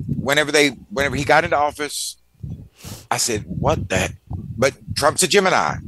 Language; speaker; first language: English; native; English